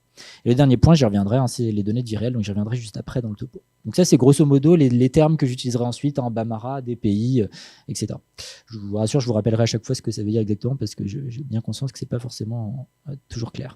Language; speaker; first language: French; native; French